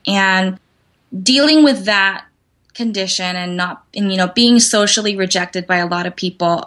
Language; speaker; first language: English; native; English